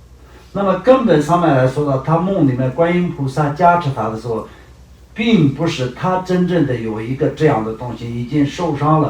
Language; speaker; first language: Chinese; non-native, local second language; Tibetan